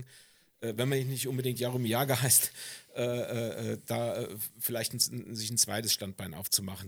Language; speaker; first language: German; native; German